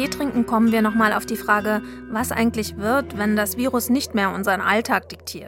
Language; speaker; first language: German; native; German